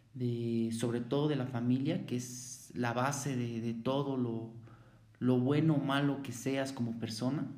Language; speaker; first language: Spanish; native; Spanish